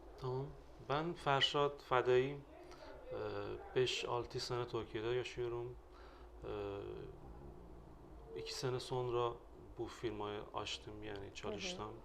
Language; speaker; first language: Turkish; non-native, learner; Persian